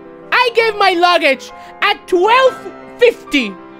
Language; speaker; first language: English; non-native, fluent; Spanish